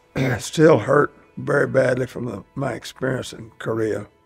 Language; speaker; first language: English; native; English